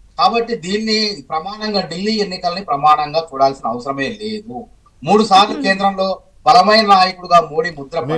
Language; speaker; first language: Telugu; native; Telugu